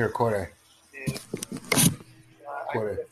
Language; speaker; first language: Japanese; non-native, learner; English